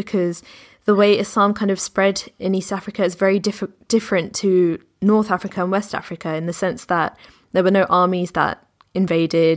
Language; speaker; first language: English; native; English